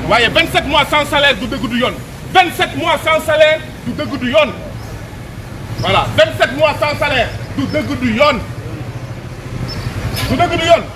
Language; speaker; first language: French; non-native, local second language; Wolof